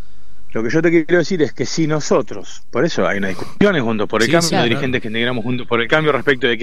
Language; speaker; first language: Spanish; native; Spanish